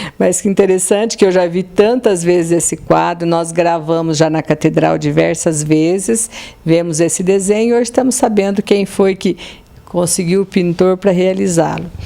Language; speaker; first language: Portuguese; native; Portuguese